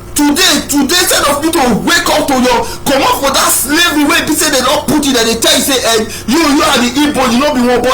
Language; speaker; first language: Nigerian Pidgin; non-native, local second language; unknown